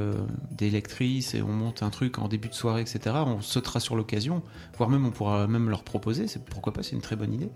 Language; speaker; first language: French; native; French